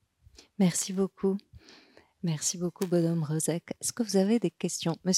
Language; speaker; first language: French; native; French